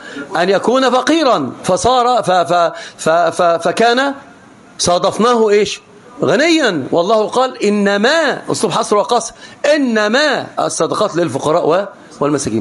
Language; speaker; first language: Arabic; native; Arabic